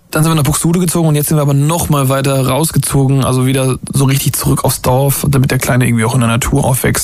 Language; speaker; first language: German; native; German